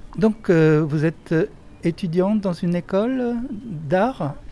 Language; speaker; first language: French; native; French